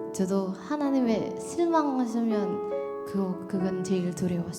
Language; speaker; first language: Korean; non-native, learner; Indonesian